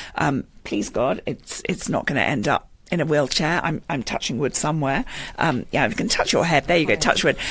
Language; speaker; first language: English; native; English